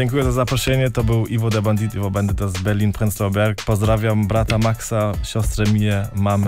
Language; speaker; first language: Polish; early bilingual, heritage; German